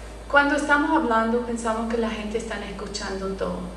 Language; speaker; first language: Spanish; non-native, fluent; English